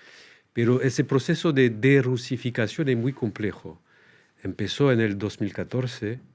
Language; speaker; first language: Spanish; non-native, fluent; French